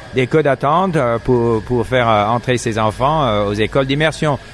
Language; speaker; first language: French; non-native, fluent; English